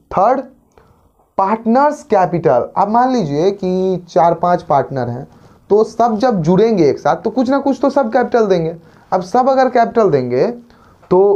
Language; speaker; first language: Hindi; native; Hindi